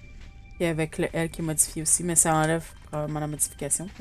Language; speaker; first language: French; native; French